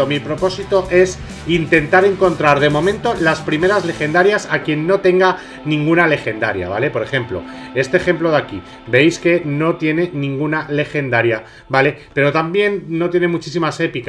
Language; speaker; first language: Spanish; native; Spanish